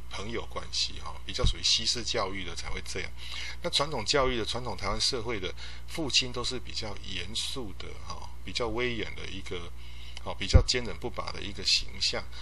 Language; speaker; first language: Chinese; non-native, local second language; Min Nan Chinese